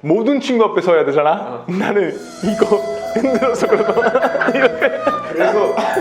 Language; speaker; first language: Korean; non-native, fluent; Italian